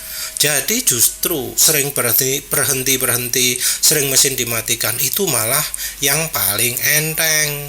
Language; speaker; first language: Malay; non-native, local second language; Javanese